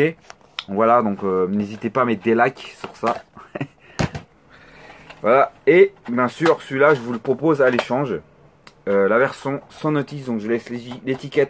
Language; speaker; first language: French; native; French